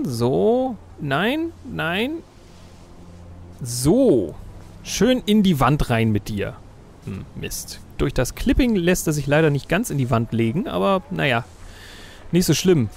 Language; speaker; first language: German; native; German